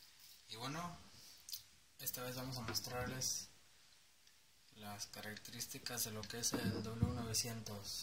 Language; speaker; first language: Spanish; native; Spanish